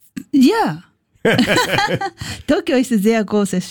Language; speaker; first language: German; non-native, learner; Japanese